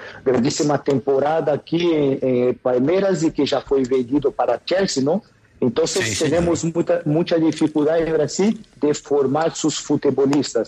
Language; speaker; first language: Spanish; non-native, fluent; Portuguese